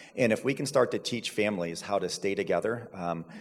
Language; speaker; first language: English; native; English